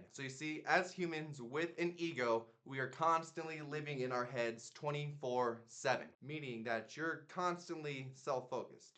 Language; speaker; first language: English; native; English